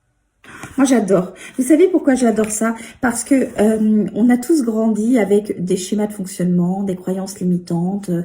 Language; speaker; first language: French; native; French